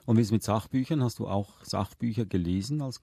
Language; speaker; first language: German; native; German